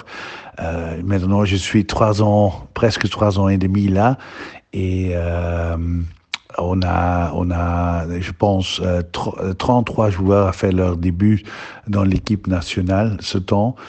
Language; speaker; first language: French; non-native, learner; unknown